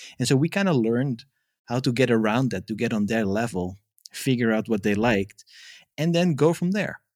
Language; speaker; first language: English; non-native, fluent; Dutch